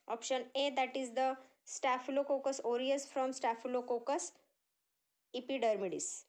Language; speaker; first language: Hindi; non-native, local second language; Marathi